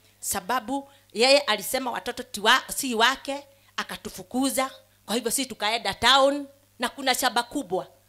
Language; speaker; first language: Swahili; non-native, local second language; Kikuyu